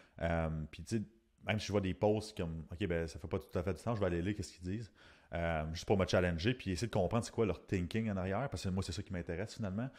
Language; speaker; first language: French; native; French